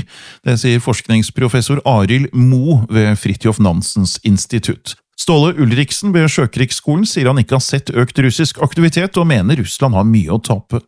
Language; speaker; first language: Norwegian; native; Norwegian